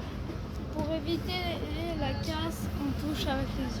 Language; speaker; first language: French; native; French